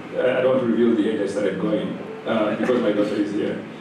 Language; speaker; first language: English; non-native, local second language; Kikuyu